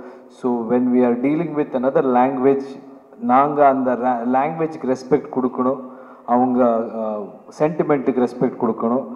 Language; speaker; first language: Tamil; non-native, learner; Kannada